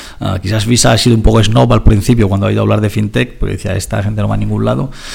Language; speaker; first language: Spanish; non-native, fluent; Italian